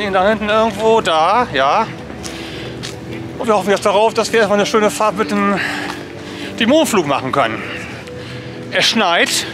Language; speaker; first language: German; native; German